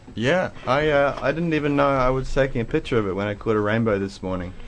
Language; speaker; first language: English; native; English